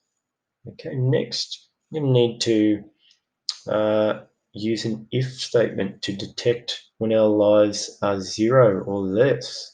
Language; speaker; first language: English; native; English